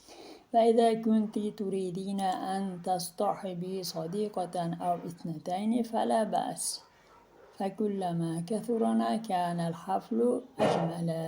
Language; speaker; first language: Arabic; non-native, fluent; Uzbek